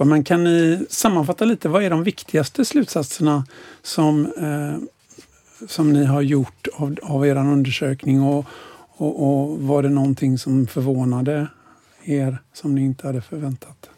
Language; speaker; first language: Swedish; native; Swedish